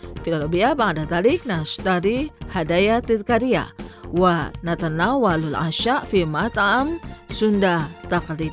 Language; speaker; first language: Arabic; non-native, fluent; Indonesian